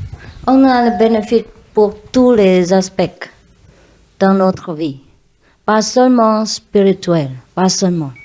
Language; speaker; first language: French; non-native, learner; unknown